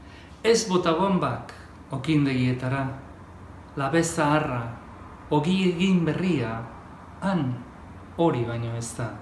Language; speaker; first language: Basque; native; Basque